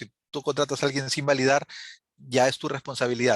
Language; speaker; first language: Spanish; native; Spanish